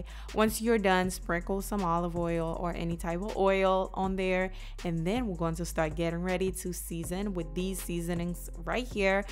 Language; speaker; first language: English; native; English